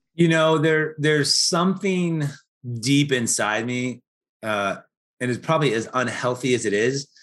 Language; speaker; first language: English; native; English